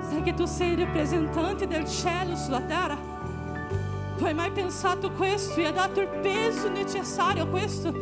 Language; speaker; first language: Italian; non-native, fluent; Portuguese